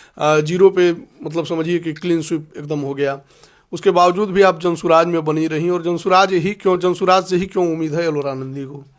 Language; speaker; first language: Hindi; native; Hindi